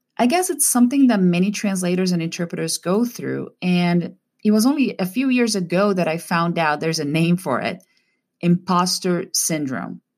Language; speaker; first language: English; non-native, fluent; Portuguese